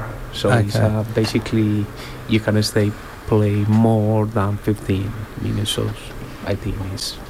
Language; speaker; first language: English; non-native, learner; Spanish